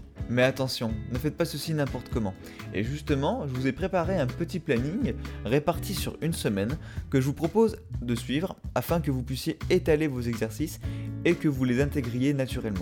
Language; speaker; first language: French; native; French